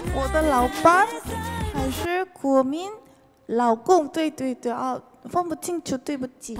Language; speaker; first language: Chinese; non-native, learner; Korean